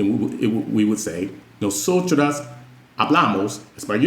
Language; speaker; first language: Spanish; non-native, fluent; English